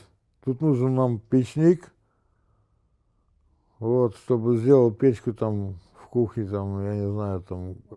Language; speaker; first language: Russian; native; Russian